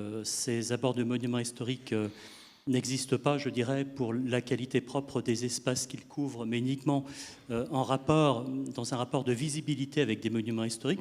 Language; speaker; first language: French; native; French